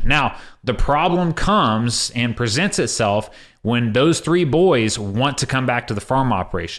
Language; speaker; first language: English; native; English